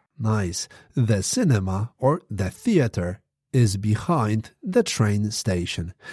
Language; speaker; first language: English; non-native, fluent; Polish